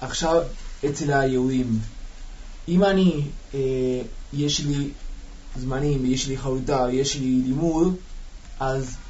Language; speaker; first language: Hebrew; non-native, learner; Spanish